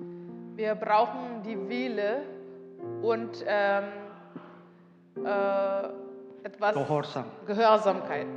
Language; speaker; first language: German; non-native, learner; Indonesian